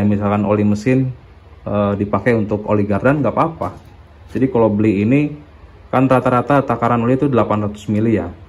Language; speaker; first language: Indonesian; non-native, local second language; Sundanese